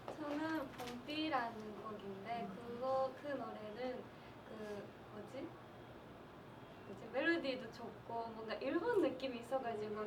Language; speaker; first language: Korean; non-native, learner; Japanese